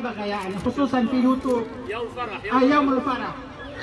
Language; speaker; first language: Arabic; non-native, learner; Indonesian